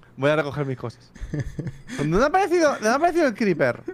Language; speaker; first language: Spanish; native; Spanish